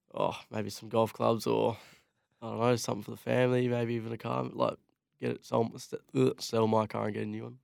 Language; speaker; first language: English; native; English